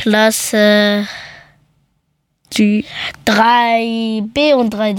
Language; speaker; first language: German; early bilingual, other home language; Persian